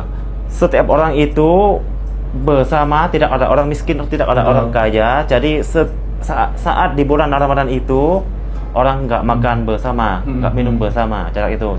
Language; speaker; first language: Indonesian; non-native, fluent; Lao